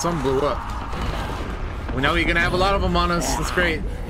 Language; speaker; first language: English; early bilingual, other home language; Spanish